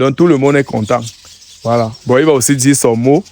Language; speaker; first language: French; native; French